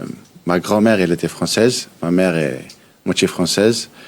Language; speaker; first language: French; early bilingual, heritage; Danish